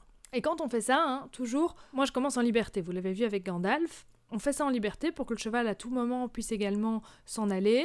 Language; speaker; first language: French; native; French